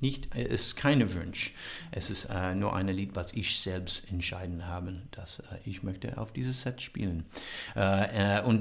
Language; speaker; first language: German; non-native, learner; English